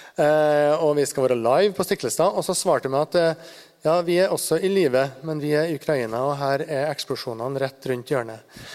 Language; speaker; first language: Norwegian; native; Norwegian